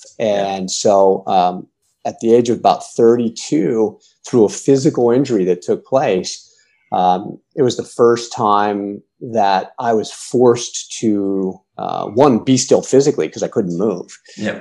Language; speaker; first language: English; native; English